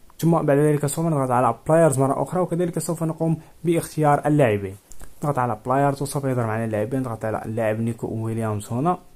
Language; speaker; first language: Arabic; native; Arabic